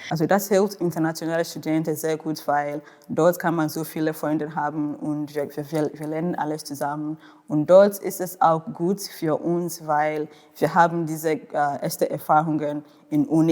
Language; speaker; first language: German; non-native, fluent; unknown